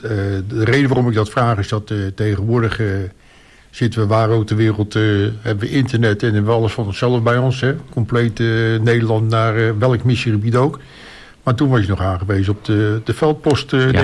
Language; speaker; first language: Dutch; native; Dutch